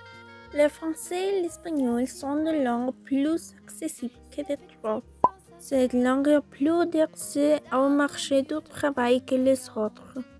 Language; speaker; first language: French; non-native, learner; Spanish